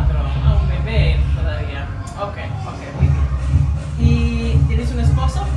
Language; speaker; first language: Spanish; non-native, learner; English